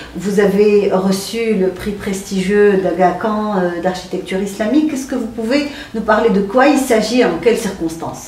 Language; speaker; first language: French; non-native, local second language; Arabic